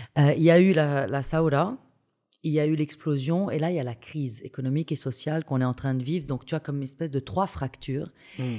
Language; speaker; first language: French; native; French